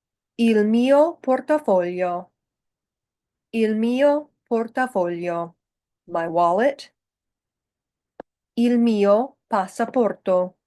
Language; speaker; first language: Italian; non-native, fluent; English